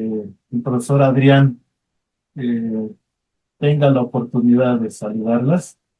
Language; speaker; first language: Spanish; native; Spanish